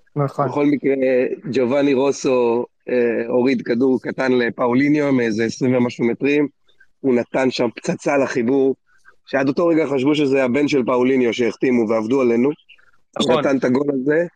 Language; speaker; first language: Hebrew; native; Hebrew